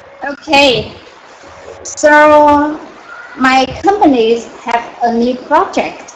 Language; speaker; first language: English; non-native, learner; Vietnamese